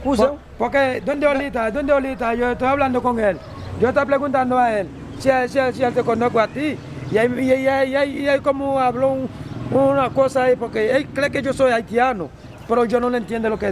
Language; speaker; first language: Spanish; non-native, learner; Haitian Creole